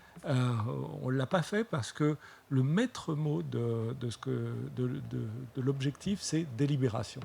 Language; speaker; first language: French; native; French